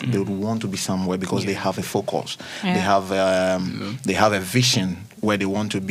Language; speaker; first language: English; non-native, local second language; Akan